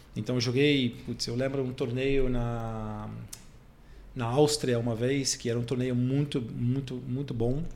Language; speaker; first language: Portuguese; non-native, fluent; Dutch